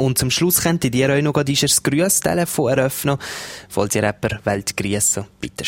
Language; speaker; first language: German; native; German